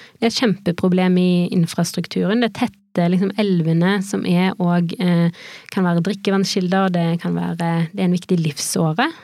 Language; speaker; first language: Norwegian; native; Norwegian